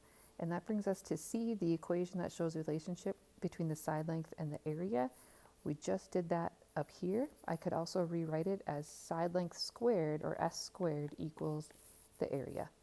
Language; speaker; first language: English; native; English